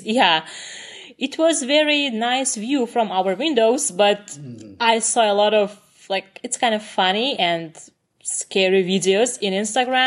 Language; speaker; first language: English; non-native, fluent; Turkmen